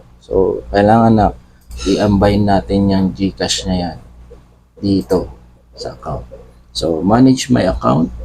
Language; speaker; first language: Filipino; non-native, local second language; Bikol